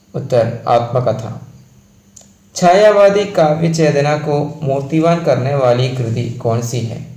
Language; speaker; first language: Hindi; non-native, local second language; Malayalam